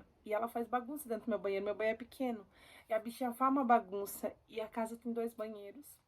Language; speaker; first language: Portuguese; native; Portuguese